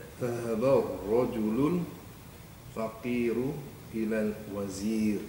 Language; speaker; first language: Arabic; non-native, fluent; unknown